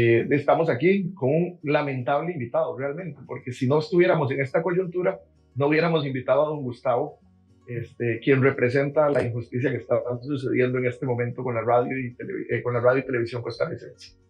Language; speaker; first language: Spanish; native; Spanish